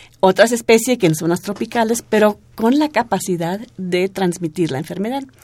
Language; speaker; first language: Spanish; non-native, fluent; German